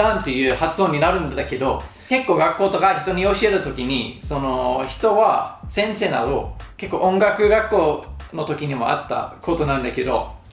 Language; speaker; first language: Japanese; non-native, fluent; English